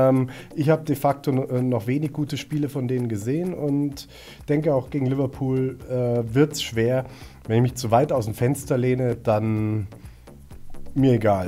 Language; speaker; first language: German; native; German